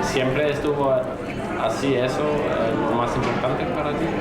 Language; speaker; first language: Spanish; non-native, fluent; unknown